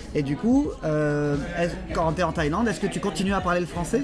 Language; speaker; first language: French; native; French